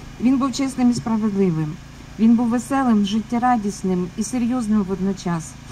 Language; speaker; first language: Ukrainian; native; Ukrainian